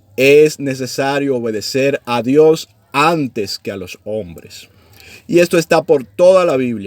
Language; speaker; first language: Spanish; native; Spanish